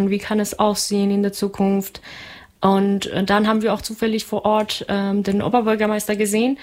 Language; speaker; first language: German; non-native, fluent; Ukrainian